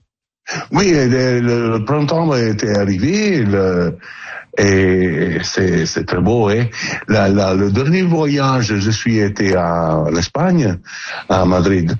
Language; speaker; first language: French; non-native, learner; Italian